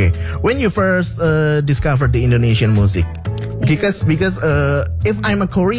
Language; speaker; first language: English; non-native, fluent; Indonesian